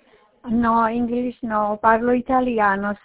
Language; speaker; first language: Italian; non-native, learner; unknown